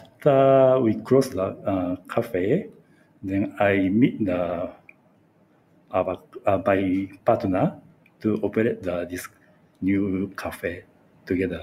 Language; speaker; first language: English; non-native, learner; Japanese